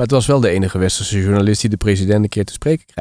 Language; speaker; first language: Dutch; native; Dutch